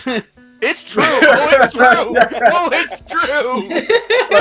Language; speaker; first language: English; native; English